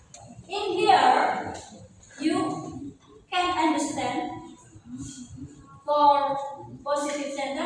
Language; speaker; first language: English; non-native, learner; Indonesian